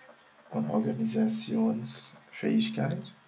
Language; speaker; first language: German; non-native, fluent; French